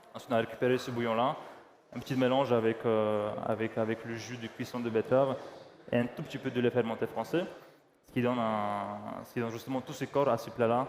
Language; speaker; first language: French; non-native, fluent; Polish